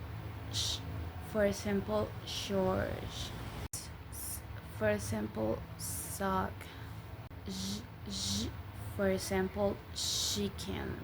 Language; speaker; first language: English; non-native, learner; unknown